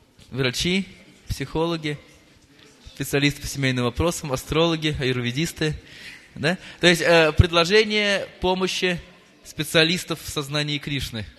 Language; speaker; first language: Russian; native; Russian